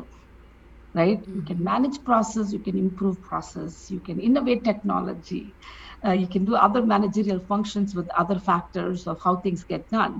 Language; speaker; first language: English; non-native, local second language; Tamil